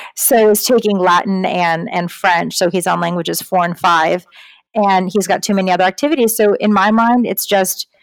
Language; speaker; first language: English; native; English